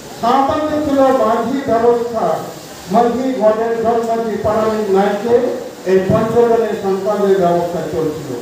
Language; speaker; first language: Bangla; non-native, local second language; Santali